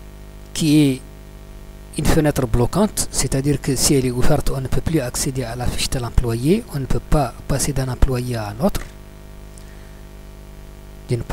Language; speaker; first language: French; non-native, local second language; Arabic